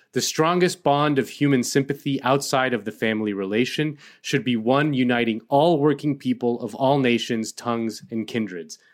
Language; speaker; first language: English; early bilingual, other home language; Spanish